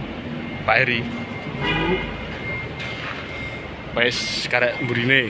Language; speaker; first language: Indonesian; non-native, local second language; Javanese